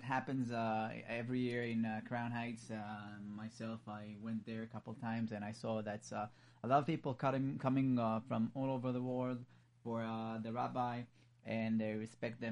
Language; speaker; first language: English; non-native, fluent; Hebrew